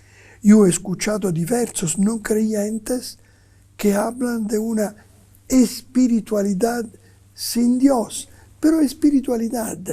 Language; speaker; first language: Spanish; non-native, fluent; Italian